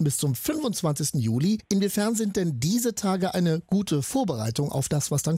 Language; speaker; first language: German; native; German